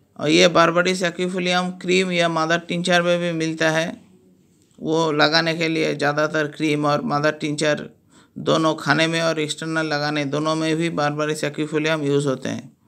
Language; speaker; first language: Hindi; non-native, local second language; Bangla